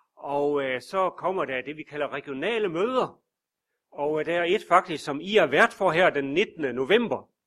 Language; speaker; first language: Danish; native; Danish